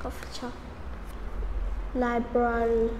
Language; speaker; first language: English; non-native, learner; Vietnamese